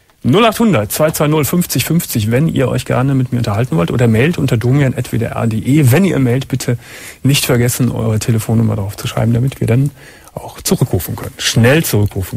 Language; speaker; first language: German; native; German